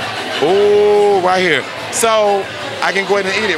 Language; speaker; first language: English; native; English